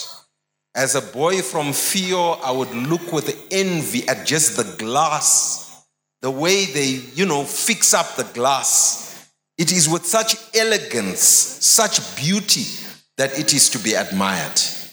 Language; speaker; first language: English; non-native, local second language; Shona